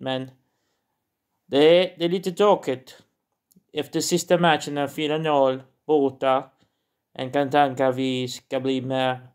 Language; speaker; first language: Swedish; non-native, learner; Portuguese